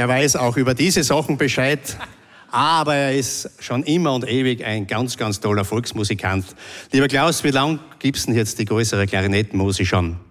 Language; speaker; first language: German; native; German